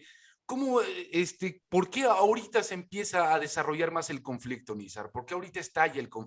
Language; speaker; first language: Spanish; native; Spanish